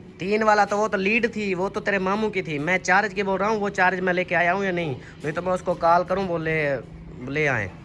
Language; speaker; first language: Urdu; non-native, local second language; Saraiki